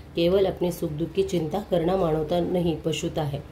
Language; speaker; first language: Hindi; non-native, local second language; Marathi